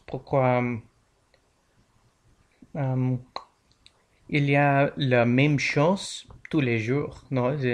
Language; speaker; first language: French; non-native, learner; English